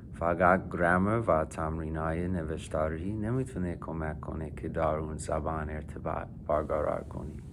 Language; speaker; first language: Persian; non-native, fluent; English